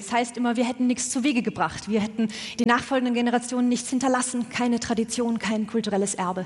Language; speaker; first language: German; native; German